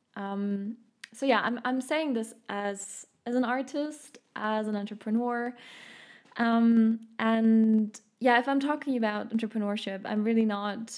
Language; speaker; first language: English; non-native, fluent; German